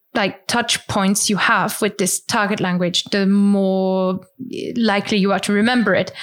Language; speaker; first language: English; non-native, fluent; German